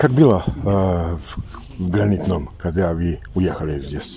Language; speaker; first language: Russian; non-native, learner; Serbian